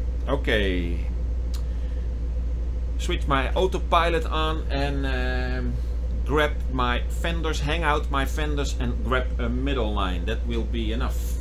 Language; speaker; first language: English; non-native, fluent; Dutch